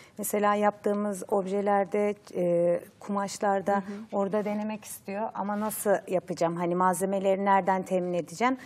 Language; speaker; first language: Turkish; native; Turkish